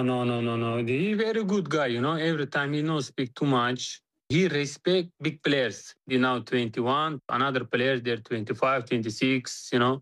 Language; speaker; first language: English; non-native, learner; Uzbek